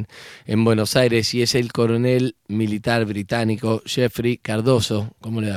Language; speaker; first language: Spanish; native; Spanish